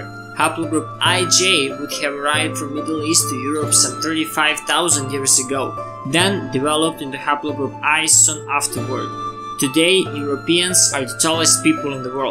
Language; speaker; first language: English; non-native, fluent; Serbian